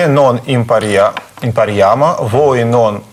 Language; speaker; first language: Italian; non-native, learner; Russian